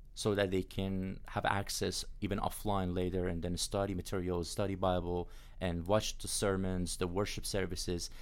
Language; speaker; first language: English; non-native, fluent; Persian